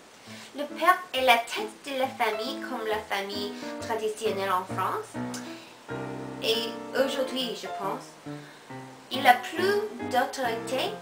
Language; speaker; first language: French; non-native, learner; Korean